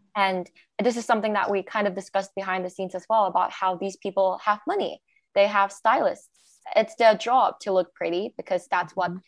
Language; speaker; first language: English; non-native, local second language; Chinese